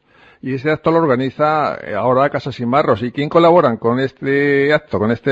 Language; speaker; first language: Spanish; native; Spanish